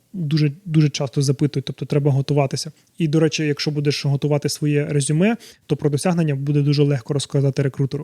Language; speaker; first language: Ukrainian; non-native, local second language; Russian